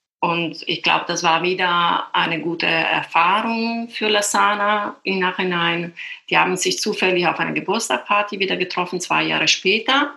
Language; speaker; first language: German; non-native, fluent; Italian